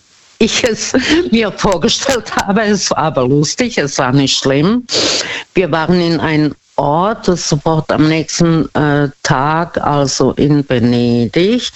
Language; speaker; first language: German; non-native, fluent; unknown